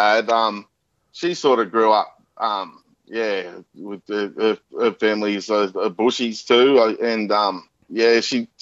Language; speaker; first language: English; native; English